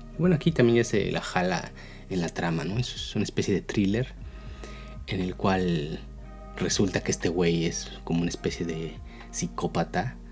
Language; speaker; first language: Spanish; native; Spanish